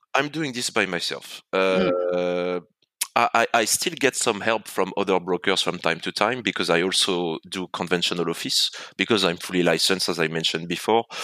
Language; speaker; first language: English; non-native, fluent; French